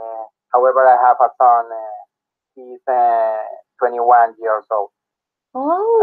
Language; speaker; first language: English; non-native, learner; Spanish